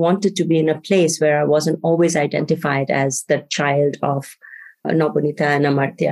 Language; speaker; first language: English; non-native, local second language; Bangla